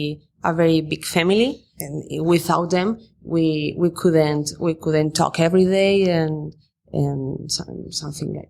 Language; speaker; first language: English; non-native, fluent; Spanish